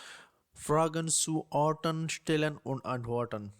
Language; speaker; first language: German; non-native, learner; Urdu